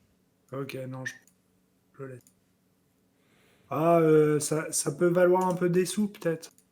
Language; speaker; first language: French; native; French